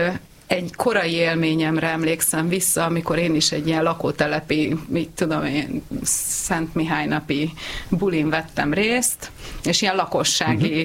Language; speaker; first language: Hungarian; native; Hungarian